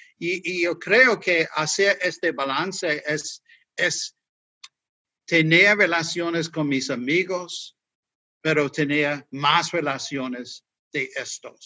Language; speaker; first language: Spanish; non-native, learner; English